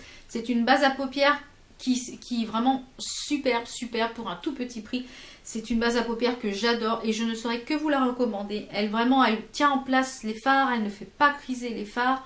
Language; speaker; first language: French; native; French